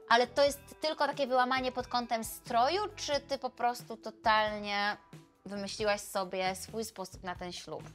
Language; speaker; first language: Polish; native; Polish